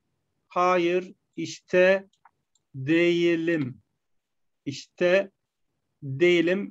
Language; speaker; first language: Turkish; non-native, fluent; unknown